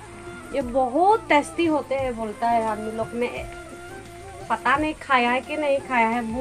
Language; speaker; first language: Hindi; non-native, local second language; Chakma